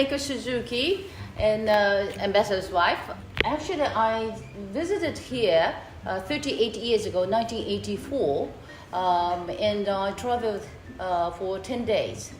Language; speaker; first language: English; non-native, fluent; Japanese